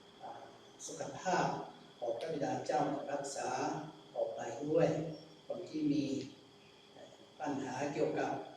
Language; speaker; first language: Thai; non-native, local second language; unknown